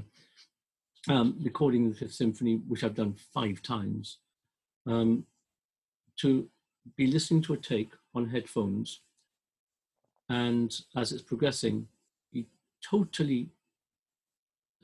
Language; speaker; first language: English; native; English